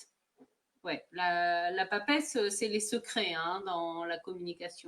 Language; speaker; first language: French; native; French